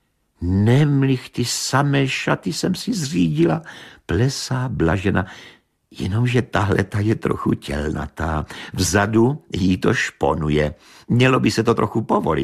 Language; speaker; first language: Czech; native; Czech